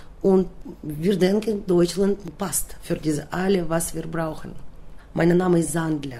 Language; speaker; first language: German; non-native, learner; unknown